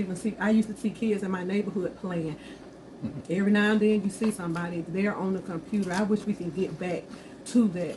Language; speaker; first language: English; native; English